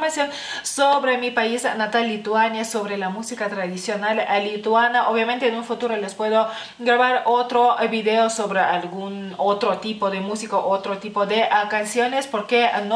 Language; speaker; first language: Spanish; non-native, fluent; Lithuanian